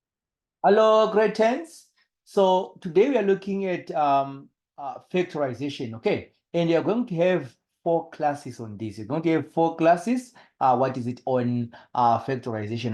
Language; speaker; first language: English; non-native, local second language; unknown